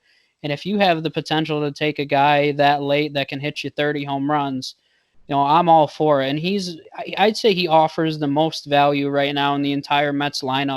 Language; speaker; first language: English; native; English